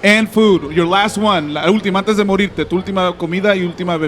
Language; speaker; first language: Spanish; early bilingual, heritage; Spanish